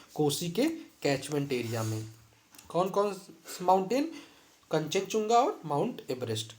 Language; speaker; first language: Hindi; native; Hindi